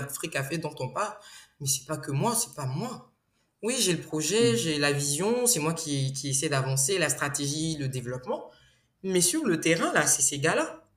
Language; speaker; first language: French; non-native, local second language; Bambara